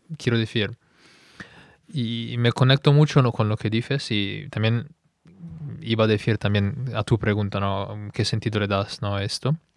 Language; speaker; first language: Spanish; non-native, fluent; Italian